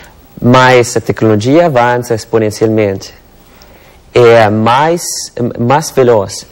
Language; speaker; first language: Portuguese; non-native, learner; Italian